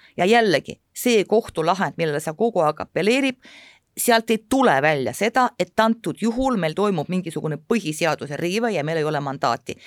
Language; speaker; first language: Estonian; non-native, local second language; Russian